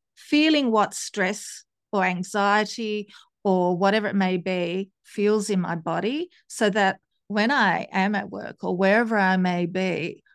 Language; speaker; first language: English; native; English